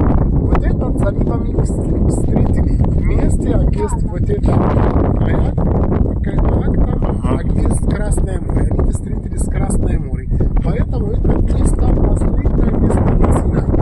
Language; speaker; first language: Russian; non-native, local second language; Arabic